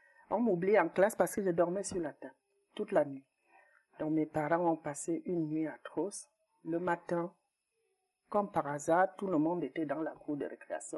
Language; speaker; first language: French; non-native, local second language; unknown